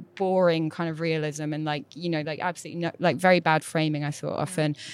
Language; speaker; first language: English; native; English